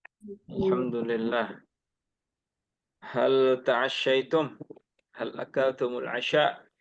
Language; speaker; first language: Arabic; non-native, fluent; Indonesian